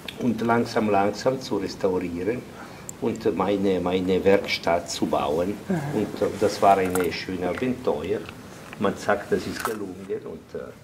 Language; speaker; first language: German; non-native, local second language; Italian